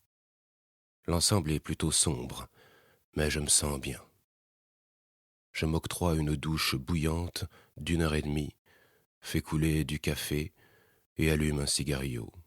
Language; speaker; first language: French; native; French